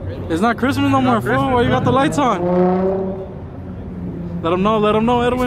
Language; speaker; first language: English; early bilingual, other home language; Spanish